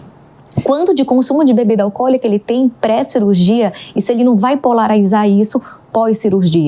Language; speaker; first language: Portuguese; native; Portuguese